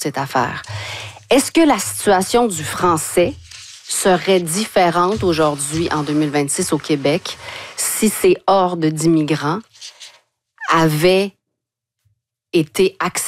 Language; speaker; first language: French; native; French